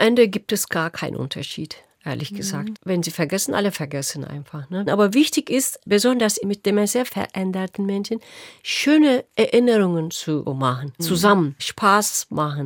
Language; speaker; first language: German; non-native, local second language; Turkish